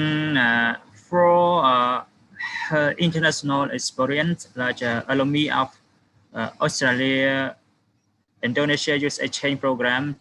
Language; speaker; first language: English; non-native, fluent; Khmer